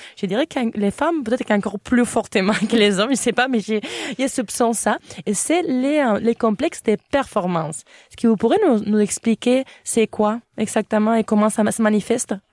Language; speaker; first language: French; non-native, fluent; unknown